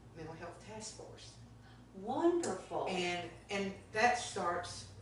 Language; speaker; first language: English; native; English